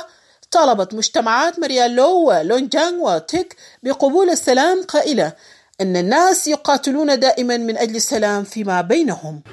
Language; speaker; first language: Arabic; native; Arabic